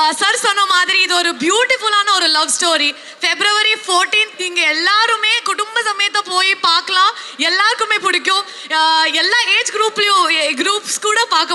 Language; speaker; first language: Tamil; non-native, learner; Kannada